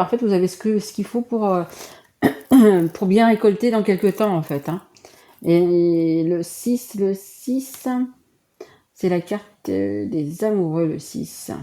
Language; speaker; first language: French; native; French